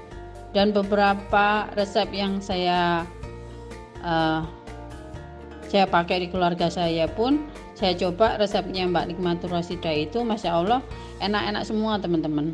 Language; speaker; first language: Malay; non-native, local second language; Javanese